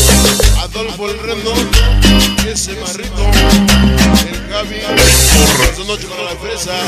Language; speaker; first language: Spanish; native; Spanish